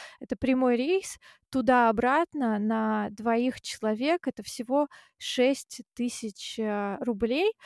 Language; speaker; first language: Russian; native; Russian